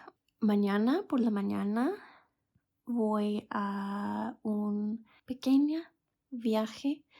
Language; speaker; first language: Spanish; non-native, fluent; English